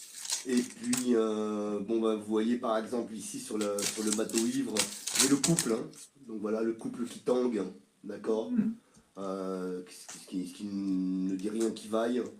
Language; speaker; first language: French; native; French